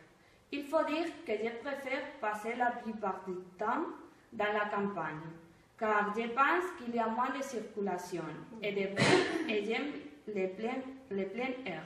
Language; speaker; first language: French; non-native, learner; Spanish